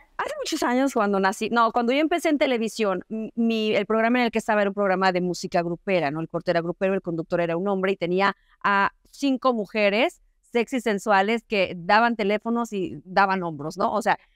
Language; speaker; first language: Spanish; native; Spanish